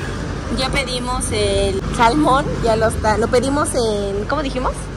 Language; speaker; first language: Spanish; native; Spanish